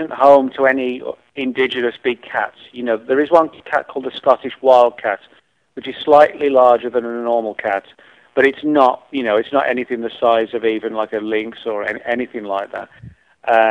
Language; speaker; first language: English; native; English